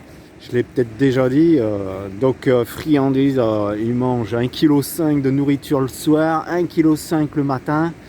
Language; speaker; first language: French; native; French